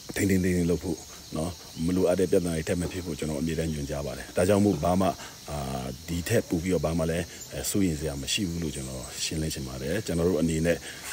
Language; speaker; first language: Burmese; non-native, local second language; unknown